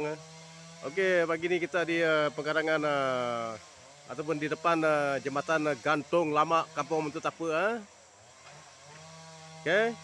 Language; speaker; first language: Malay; non-native, local second language; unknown